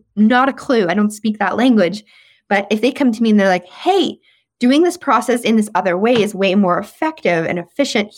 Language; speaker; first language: English; native; English